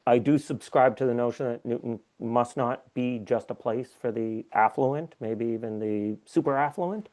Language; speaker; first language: English; native; English